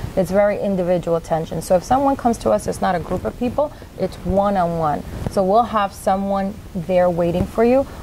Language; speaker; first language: English; native; English